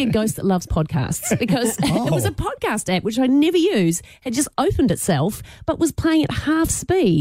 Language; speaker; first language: English; native; English